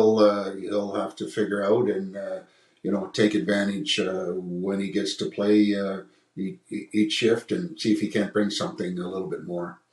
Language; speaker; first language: English; native; English